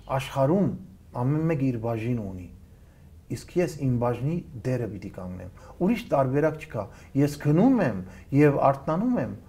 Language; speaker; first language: Armenian; early bilingual, heritage; Armenian